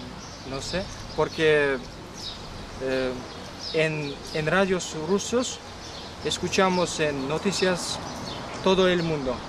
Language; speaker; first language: Spanish; non-native, learner; Kyrgyz